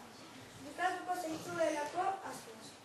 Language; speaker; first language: Basque; early bilingual, other home language; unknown